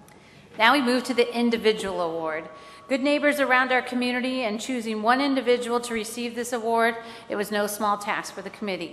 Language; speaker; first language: English; native; English